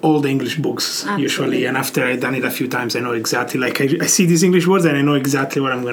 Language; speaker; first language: English; non-native, fluent; Italian